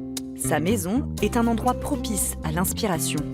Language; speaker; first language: French; native; French